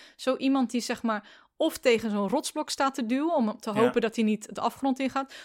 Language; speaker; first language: Dutch; native; Dutch